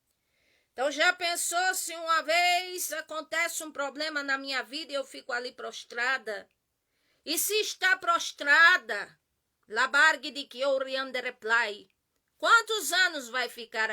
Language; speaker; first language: Portuguese; native; Portuguese